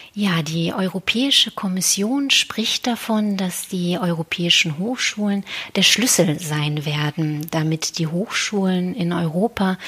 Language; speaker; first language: German; native; German